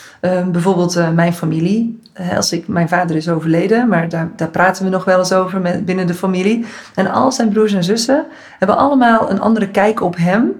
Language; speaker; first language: Dutch; native; Dutch